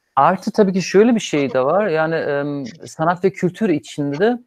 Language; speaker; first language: Turkish; non-native, fluent; German